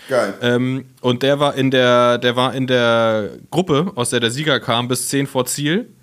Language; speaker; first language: German; native; German